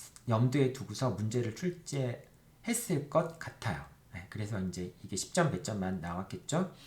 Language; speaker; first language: Korean; native; Korean